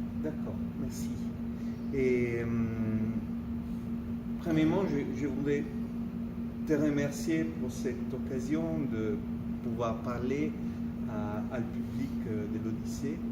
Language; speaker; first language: French; non-native, fluent; Italian